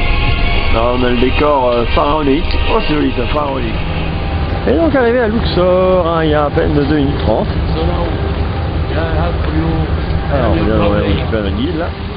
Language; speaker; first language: French; native; French